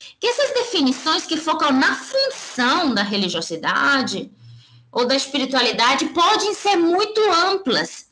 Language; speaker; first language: Portuguese; early bilingual, heritage; Spanish